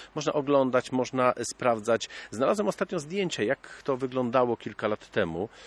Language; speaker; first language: Polish; native; Polish